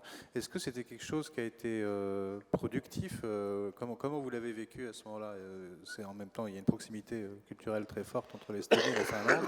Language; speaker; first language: French; native; French